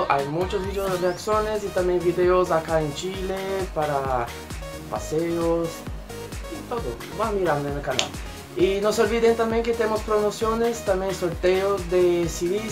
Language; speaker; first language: Spanish; non-native, fluent; Portuguese